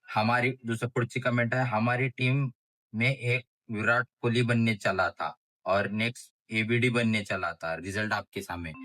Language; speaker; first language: Hindi; non-native, local second language; Marathi